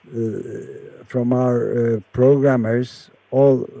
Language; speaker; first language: English; non-native, fluent; Turkish